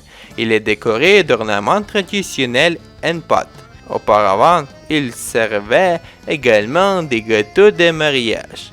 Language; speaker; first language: French; non-native, fluent; Ukrainian